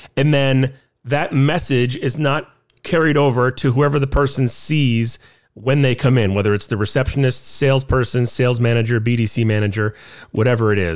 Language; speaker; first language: English; native; English